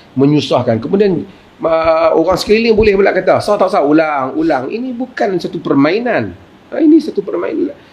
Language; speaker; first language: Malay; native; Malay